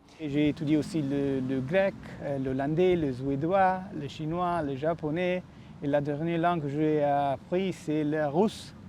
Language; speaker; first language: French; non-native, fluent; Italian